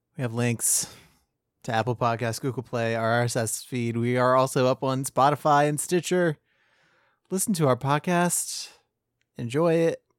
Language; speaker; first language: English; native; English